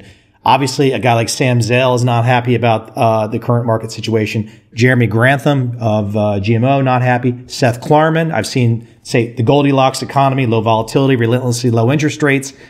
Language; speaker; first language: English; native; English